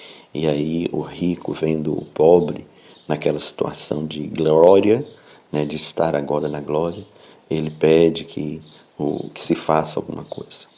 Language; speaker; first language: Portuguese; native; Portuguese